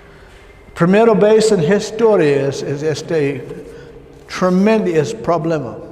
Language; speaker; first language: Spanish; non-native, learner; English